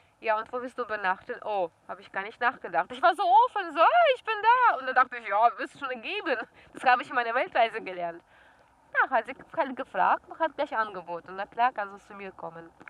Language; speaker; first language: German; non-native, fluent; Russian